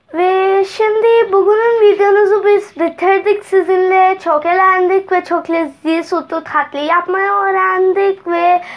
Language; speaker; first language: Turkish; non-native, learner; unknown